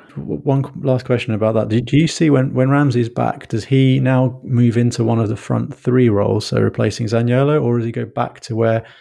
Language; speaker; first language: English; native; English